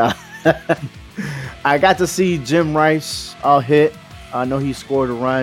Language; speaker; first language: English; native; English